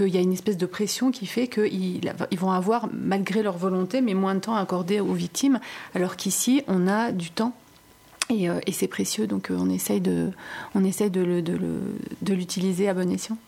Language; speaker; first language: French; native; French